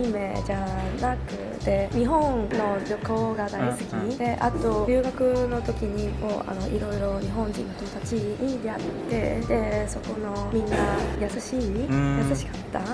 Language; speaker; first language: Japanese; non-native, learner; Chinese